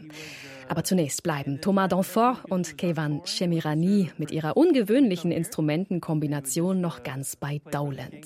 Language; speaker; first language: German; native; German